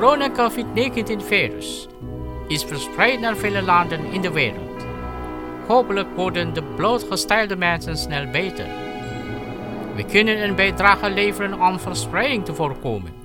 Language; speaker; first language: Dutch; non-native, fluent; Indonesian